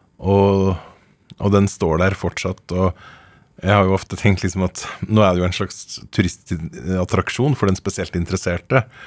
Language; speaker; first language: Norwegian; native; Norwegian